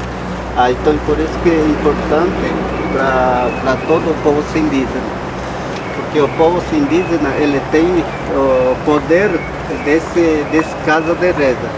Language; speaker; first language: Portuguese; non-native, local second language; Guarani